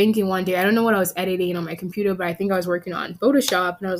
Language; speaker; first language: English; native; English